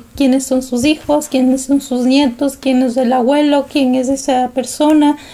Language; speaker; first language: Spanish; native; Spanish